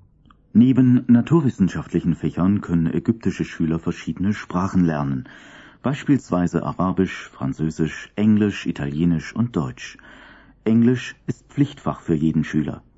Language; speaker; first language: German; native; German